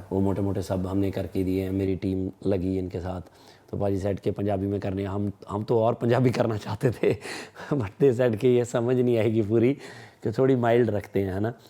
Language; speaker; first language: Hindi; non-native, local second language; Punjabi